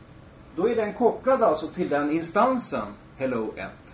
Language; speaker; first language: Swedish; native; Swedish